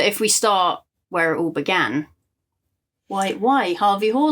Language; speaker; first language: English; native; English